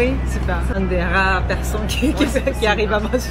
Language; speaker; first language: French; non-native, fluent; Japanese